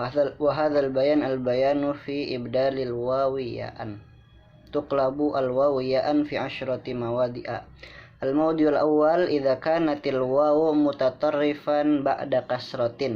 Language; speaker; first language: Arabic; non-native, learner; Indonesian